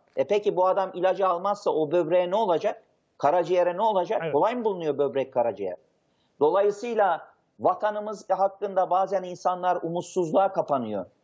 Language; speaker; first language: Turkish; native; Turkish